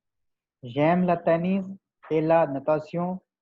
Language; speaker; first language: French; non-native, learner; Hindi